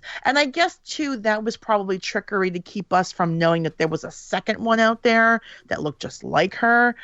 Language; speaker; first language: English; native; English